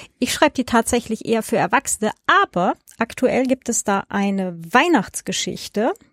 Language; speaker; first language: German; native; German